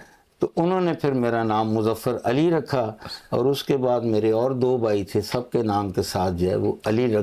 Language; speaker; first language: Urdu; non-native, local second language; Punjabi